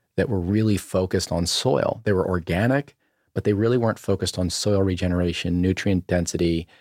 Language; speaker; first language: English; native; English